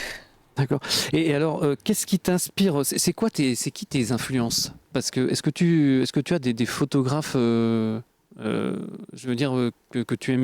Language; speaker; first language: French; native; French